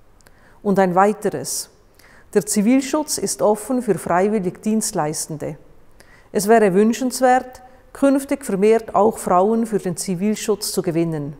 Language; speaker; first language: German; native; German